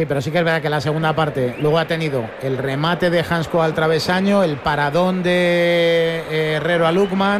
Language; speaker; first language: Spanish; native; Spanish